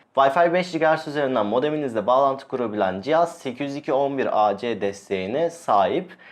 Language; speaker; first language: Turkish; native; Turkish